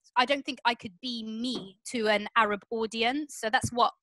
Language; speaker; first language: English; native; English